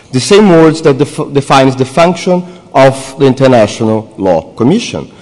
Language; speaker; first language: English; non-native, fluent; Portuguese